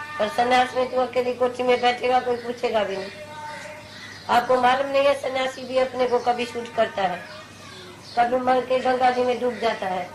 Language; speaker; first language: Hindi; non-native, local second language; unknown